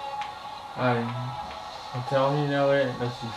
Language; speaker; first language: French; native; French